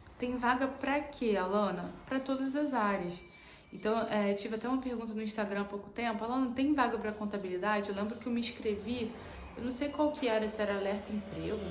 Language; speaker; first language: Portuguese; native; Portuguese